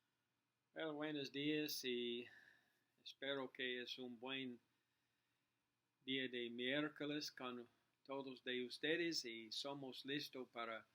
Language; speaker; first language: Spanish; non-native, learner; English